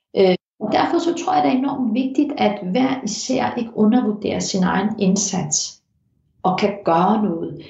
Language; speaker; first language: Danish; early bilingual, heritage; Danish